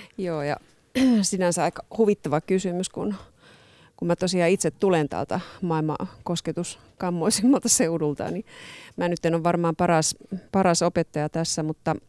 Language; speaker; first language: Finnish; native; Finnish